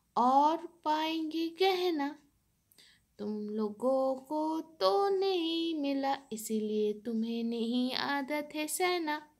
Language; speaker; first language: Hindi; non-native, local second language; Bangla